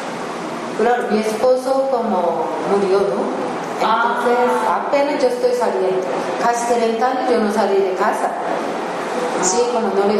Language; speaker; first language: Spanish; non-native, learner; Japanese